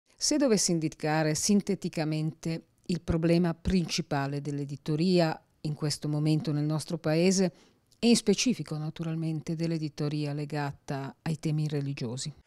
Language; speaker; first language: Italian; native; Italian